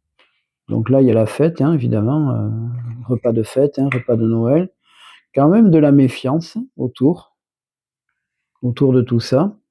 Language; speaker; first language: French; native; French